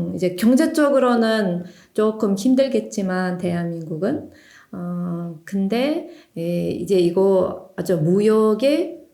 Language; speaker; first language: Korean; non-native, fluent; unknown